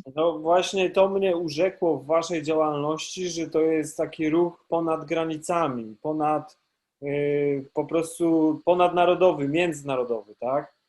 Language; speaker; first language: Polish; native; Polish